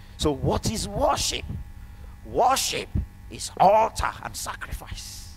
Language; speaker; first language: English; non-native, local second language; Yoruba